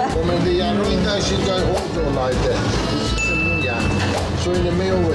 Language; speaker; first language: Chinese; non-native, fluent; Persian